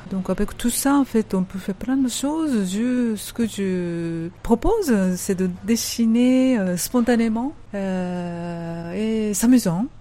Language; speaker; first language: French; non-native, fluent; Japanese